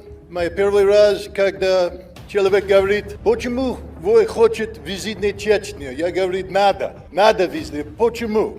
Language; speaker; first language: Russian; non-native, learner; English